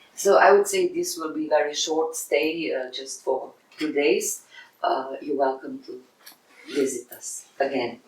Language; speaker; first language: English; non-native, fluent; Slovenian